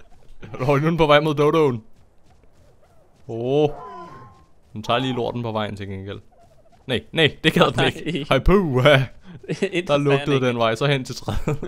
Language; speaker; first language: Danish; native; Danish